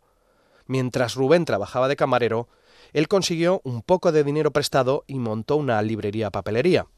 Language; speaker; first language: Spanish; native; Spanish